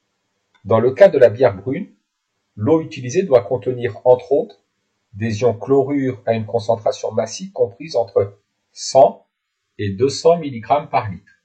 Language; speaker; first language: French; native; French